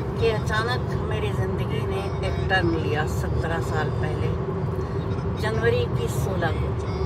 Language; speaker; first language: Urdu; native; Urdu